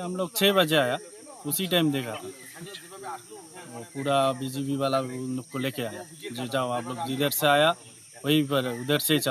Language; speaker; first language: Hindi; non-native, local second language; Bangla